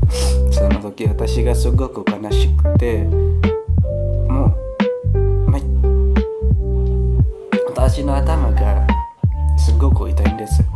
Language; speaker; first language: Japanese; non-native, learner; Indonesian